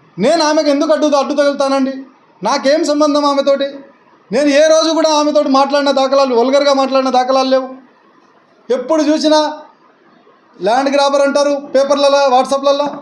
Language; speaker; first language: Telugu; non-native, local second language; Lambadi